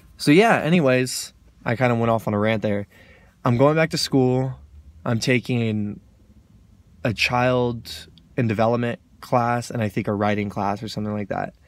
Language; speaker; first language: English; native; English